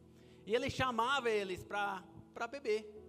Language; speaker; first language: Portuguese; non-native, fluent; English